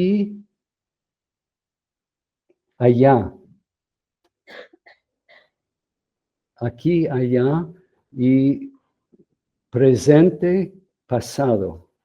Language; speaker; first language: Spanish; non-native, fluent; English